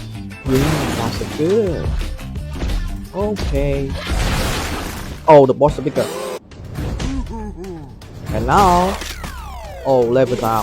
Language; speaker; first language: English; non-native, learner; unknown